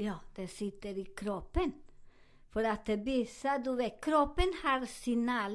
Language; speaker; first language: Swedish; non-native, learner; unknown